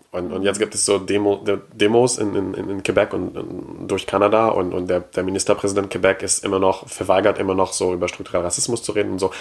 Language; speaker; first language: German; non-native, fluent; French